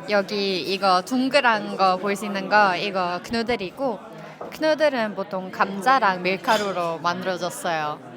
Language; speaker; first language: Korean; non-native, fluent; Norwegian